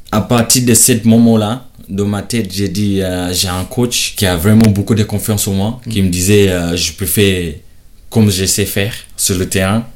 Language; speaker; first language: French; non-native, learner; Shona